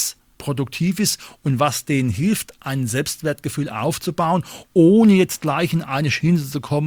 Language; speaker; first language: German; native; German